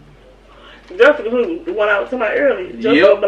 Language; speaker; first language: English; native; English